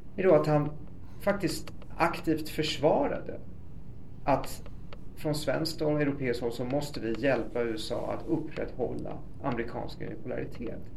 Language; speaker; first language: Swedish; early bilingual, other home language; Persian